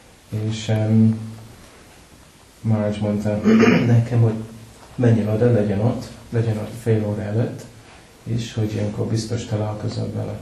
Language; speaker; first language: Hungarian; non-native, learner; English